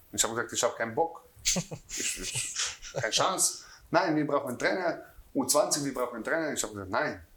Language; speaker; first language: German; non-native, learner; Croatian